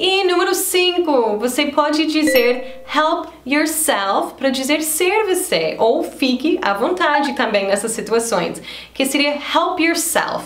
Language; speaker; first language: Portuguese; non-native, fluent; English